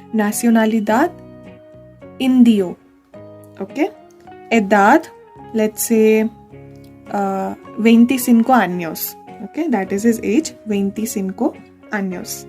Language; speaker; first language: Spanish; non-native, learner; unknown